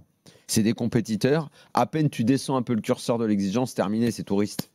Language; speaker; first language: French; native; French